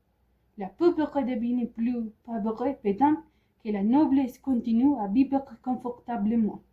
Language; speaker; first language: French; non-native, learner; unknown